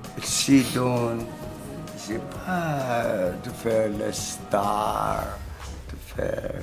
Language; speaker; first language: French; non-native, learner; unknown